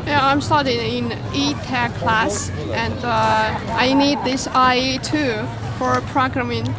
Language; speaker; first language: English; non-native, fluent; Estonian